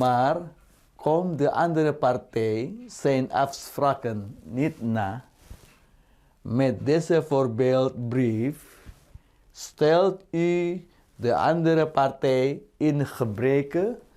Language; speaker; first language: Dutch; non-native, fluent; Indonesian